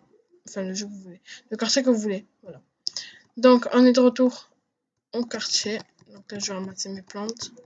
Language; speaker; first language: French; native; French